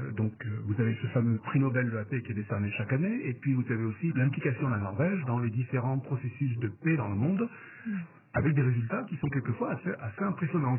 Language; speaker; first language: French; native; French